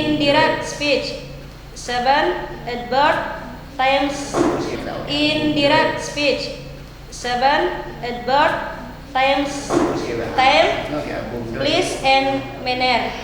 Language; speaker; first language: English; non-native, learner; Indonesian